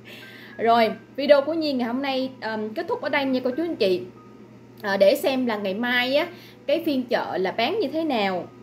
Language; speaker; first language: Vietnamese; native; Vietnamese